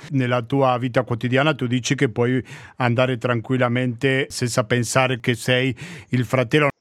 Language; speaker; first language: Italian; non-native, fluent; Spanish